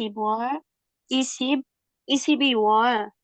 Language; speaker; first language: Korean; non-native, learner; Indonesian